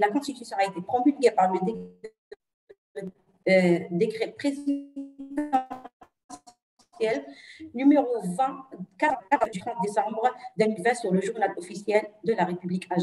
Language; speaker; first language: French; non-native, local second language; Arabic